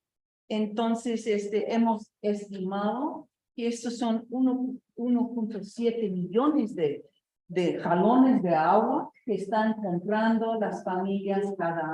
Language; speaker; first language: Spanish; non-native, fluent; English